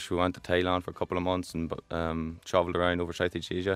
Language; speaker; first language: English; native; English